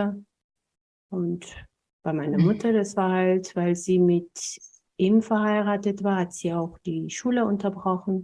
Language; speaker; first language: German; non-native, fluent; Amharic